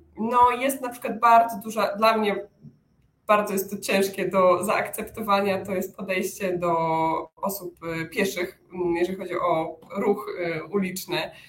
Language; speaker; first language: Polish; native; Polish